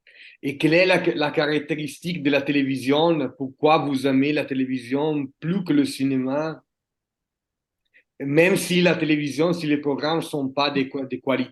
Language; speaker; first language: French; non-native, fluent; Italian